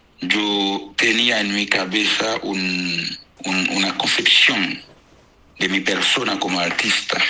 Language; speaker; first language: Spanish; non-native, fluent; Haitian Creole